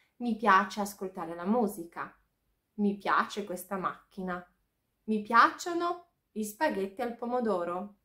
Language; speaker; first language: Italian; non-native, fluent; Polish